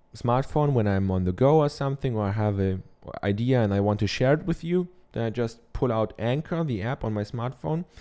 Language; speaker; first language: English; non-native, fluent; German